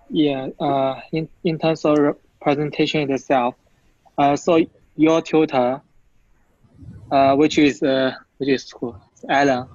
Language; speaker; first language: English; non-native, fluent; Chinese